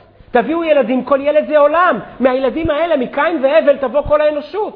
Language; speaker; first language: Hebrew; native; Hebrew